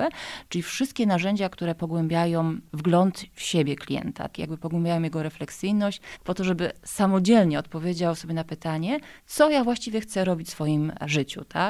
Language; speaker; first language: Polish; native; Polish